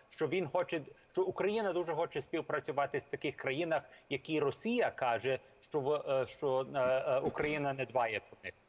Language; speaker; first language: Ukrainian; early bilingual, heritage; English